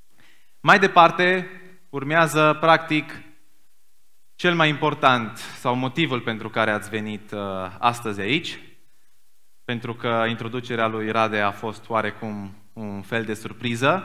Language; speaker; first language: Romanian; native; Romanian